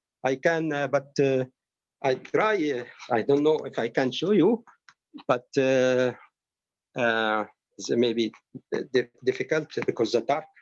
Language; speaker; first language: English; non-native, learner; Arabic